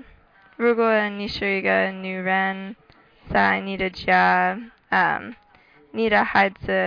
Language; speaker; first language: Chinese; non-native, learner; English